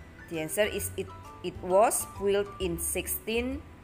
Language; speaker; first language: English; non-native, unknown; Indonesian